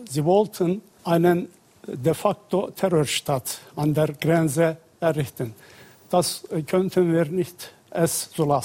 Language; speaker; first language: German; non-native, fluent; Turkish